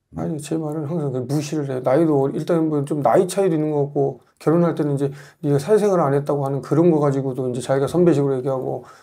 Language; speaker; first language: Korean; native; Korean